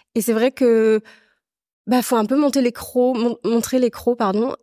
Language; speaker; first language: French; native; French